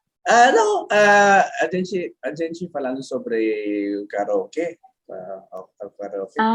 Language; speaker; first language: Portuguese; non-native, learner; Filipino